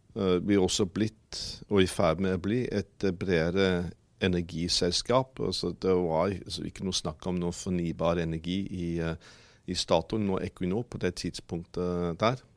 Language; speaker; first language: Norwegian; non-native, fluent; English